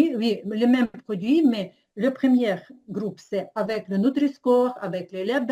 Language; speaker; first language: French; non-native, fluent; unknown